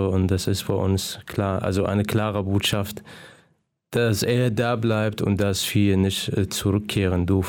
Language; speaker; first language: German; non-native, fluent; Arabic